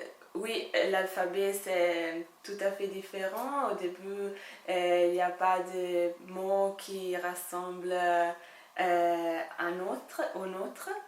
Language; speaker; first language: French; non-native, fluent; Italian